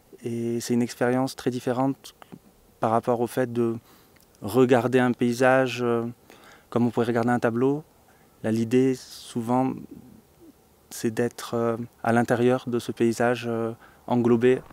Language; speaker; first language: French; native; French